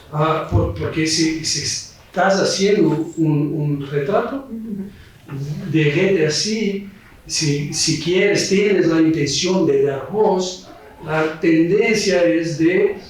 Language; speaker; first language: Spanish; non-native, fluent; Portuguese